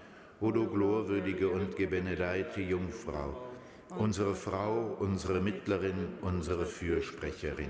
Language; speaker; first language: German; native; German